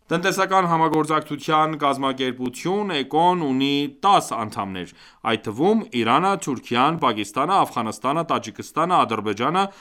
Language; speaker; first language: Armenian; early bilingual, heritage; Armenian